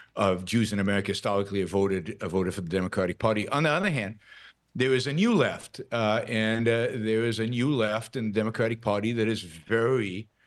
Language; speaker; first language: English; non-native, fluent; Hebrew